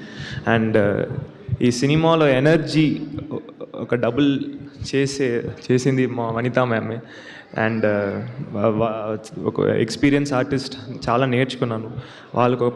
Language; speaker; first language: Telugu; non-native, learner; Tamil